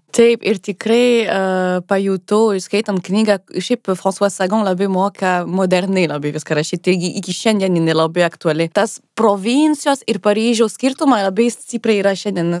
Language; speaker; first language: Lithuanian; non-native, fluent; French